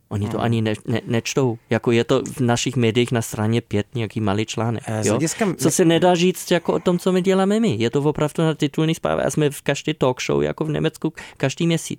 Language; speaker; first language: Czech; non-native, fluent; German